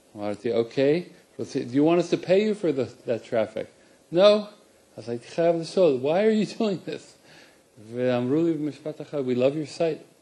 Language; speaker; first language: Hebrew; non-native, fluent; English